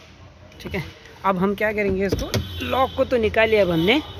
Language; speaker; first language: Hindi; native; Hindi